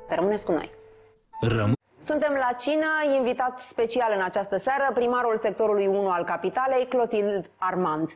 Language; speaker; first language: Romanian; native; Romanian